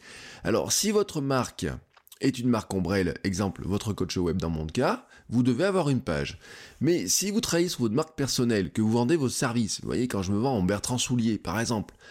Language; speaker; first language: French; native; French